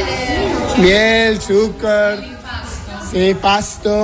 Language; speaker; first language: Spanish; non-native, fluent; Italian